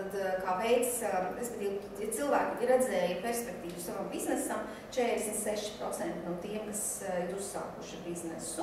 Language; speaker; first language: Latvian; native; Latvian